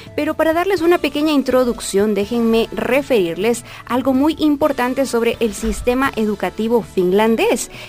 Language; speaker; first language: Spanish; native; Spanish